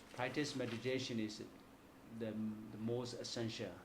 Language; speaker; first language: English; non-native, fluent; Burmese